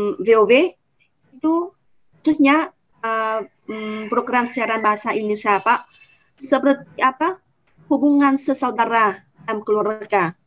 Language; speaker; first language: Indonesian; non-native, fluent; Vietnamese